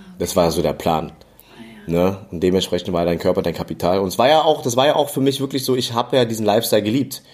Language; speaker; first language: German; early bilingual, other home language; English